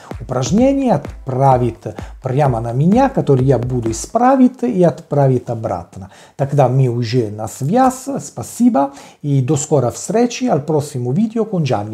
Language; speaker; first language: Russian; non-native, learner; Italian